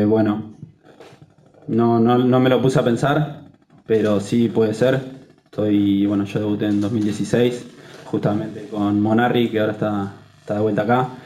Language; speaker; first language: Spanish; native; Spanish